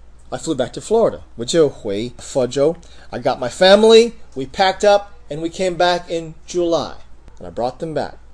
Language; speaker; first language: English; native; English